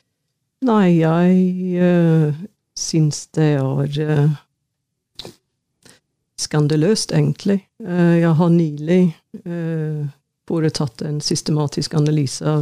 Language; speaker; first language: Norwegian; non-native, fluent; English